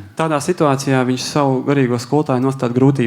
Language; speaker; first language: Latvian; native; Latvian